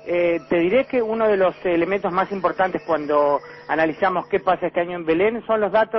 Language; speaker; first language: Spanish; native; Spanish